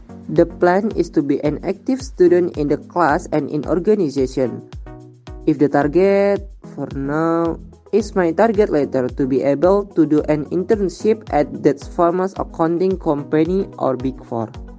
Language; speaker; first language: English; non-native, learner; Indonesian